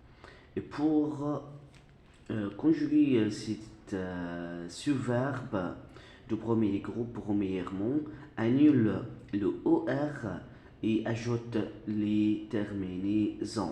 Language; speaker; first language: French; non-native, fluent; Arabic